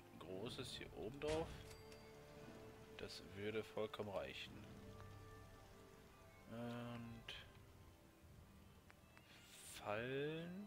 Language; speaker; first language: German; native; German